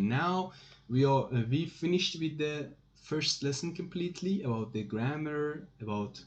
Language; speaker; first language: English; non-native, fluent; Persian